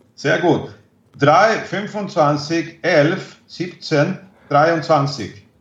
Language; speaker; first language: German; non-native, fluent; Swedish